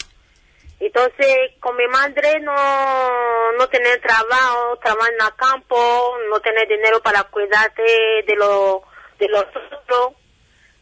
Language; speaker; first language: Spanish; non-native, learner; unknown